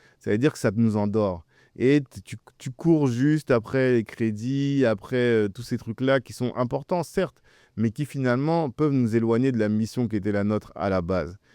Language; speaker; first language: French; early bilingual, other home language; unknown